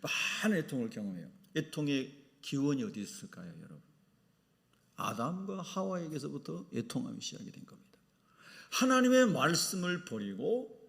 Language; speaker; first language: Korean; native; Korean